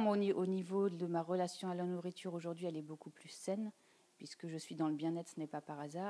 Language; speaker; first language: French; native; French